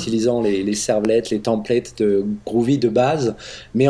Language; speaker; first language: French; native; French